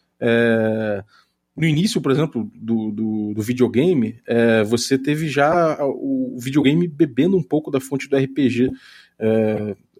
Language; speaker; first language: Portuguese; native; Portuguese